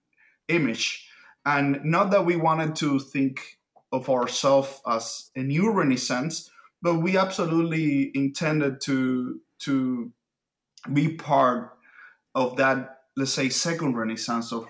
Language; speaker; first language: English; non-native, fluent; Spanish